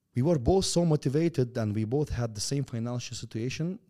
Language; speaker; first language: English; non-native, fluent; Russian